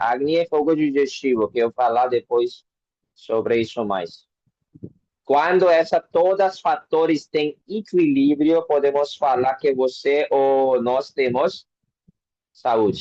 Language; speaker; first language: Portuguese; non-native, learner; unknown